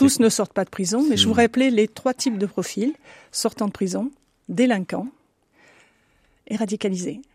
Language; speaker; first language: French; native; French